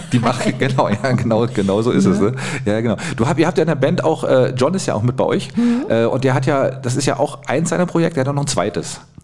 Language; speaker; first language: German; native; German